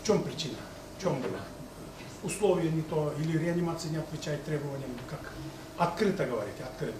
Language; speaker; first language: Russian; non-native, local second language; Kyrgyz